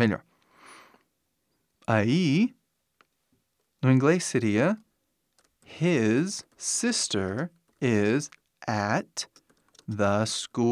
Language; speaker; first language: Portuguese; non-native, fluent; English